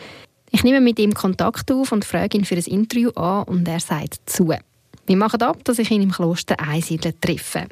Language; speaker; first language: German; native; German